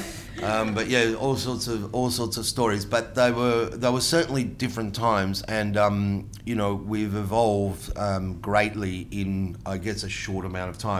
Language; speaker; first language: English; non-native, local second language; Italian